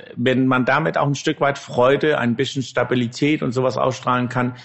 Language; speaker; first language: German; non-native, fluent; Danish